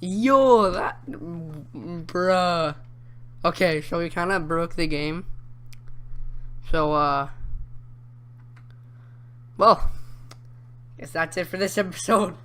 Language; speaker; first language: English; native; English